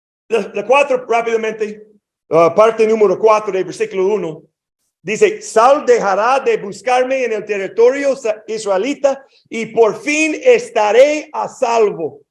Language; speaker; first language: Spanish; non-native, fluent; English